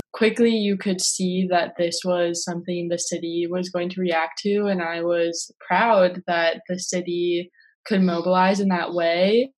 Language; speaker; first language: English; native; English